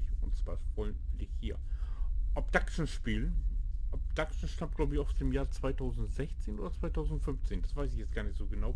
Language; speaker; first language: German; native; German